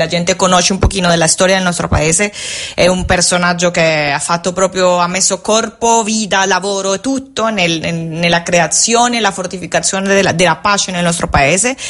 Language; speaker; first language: Italian; non-native, fluent; Spanish